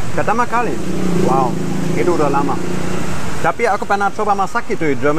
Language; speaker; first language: Indonesian; non-native, fluent; German